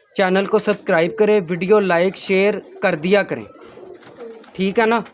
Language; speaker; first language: Urdu; non-native, local second language; Punjabi